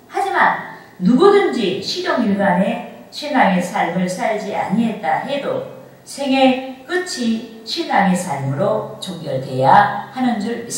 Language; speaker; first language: Korean; native; Korean